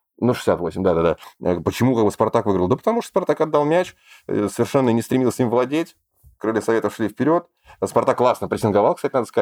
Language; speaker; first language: Russian; native; Russian